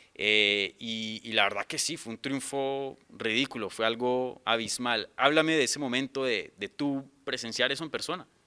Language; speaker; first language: Spanish; native; Spanish